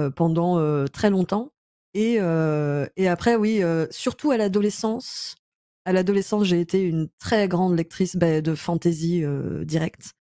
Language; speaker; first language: French; native; French